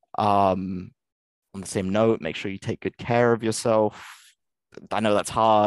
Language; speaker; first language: English; native; English